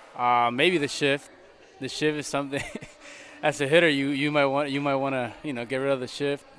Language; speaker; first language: English; non-native, fluent; Spanish